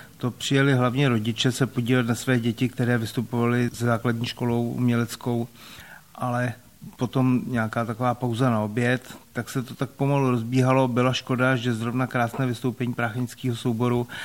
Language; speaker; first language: Czech; native; Czech